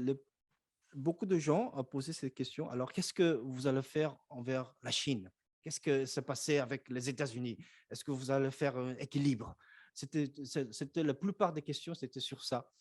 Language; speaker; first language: French; non-native, fluent; Korean